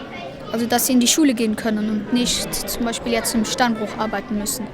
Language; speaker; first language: German; non-native, local second language; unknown